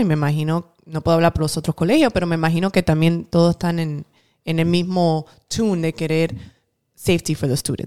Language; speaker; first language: Spanish; early bilingual, heritage; Spanish